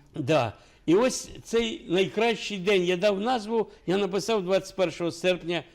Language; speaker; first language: Ukrainian; non-native, local second language; Russian